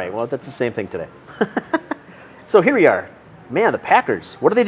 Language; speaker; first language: English; native; English